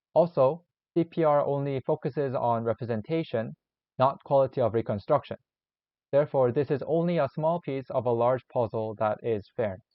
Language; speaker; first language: English; non-native, learner; Korean